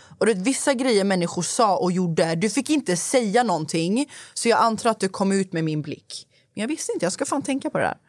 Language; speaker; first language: Swedish; early bilingual, other home language; Persian